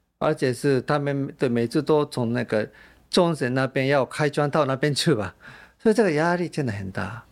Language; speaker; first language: Chinese; non-native, fluent; Japanese